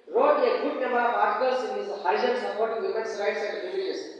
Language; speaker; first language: English; non-native, local second language; Telugu